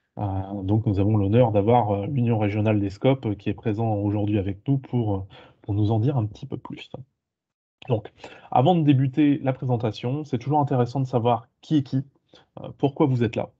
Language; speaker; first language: French; native; French